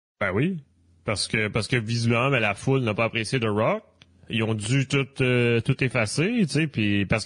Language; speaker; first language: French; native; French